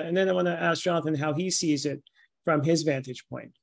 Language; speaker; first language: English; native; English